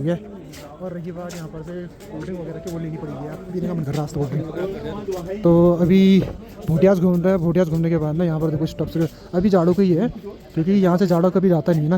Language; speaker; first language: Hindi; native; Hindi